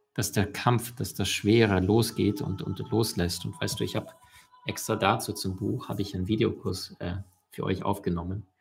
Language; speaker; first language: German; early bilingual, other home language; Russian